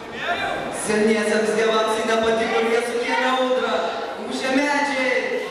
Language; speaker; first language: Lithuanian; native; Lithuanian